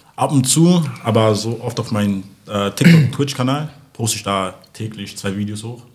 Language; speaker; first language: German; early bilingual, other home language; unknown